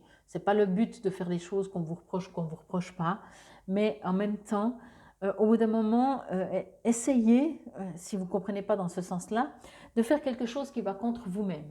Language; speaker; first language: French; native; French